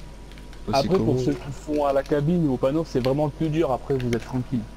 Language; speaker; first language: French; native; French